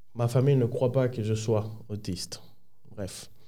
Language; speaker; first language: French; non-native, fluent; Spanish